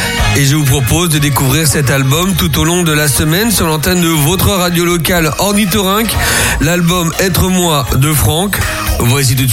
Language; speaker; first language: French; native; French